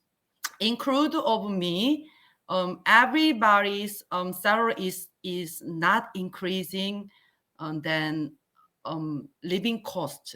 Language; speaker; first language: English; non-native, learner; Korean